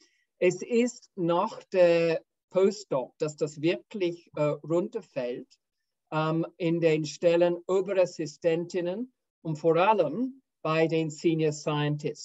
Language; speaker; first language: German; non-native, fluent; English